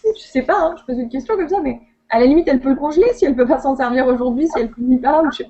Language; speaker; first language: French; native; French